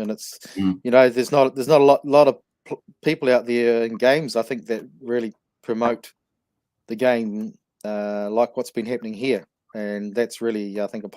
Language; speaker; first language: English; native; English